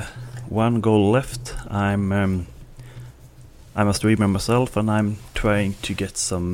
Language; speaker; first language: English; non-native, fluent; Swedish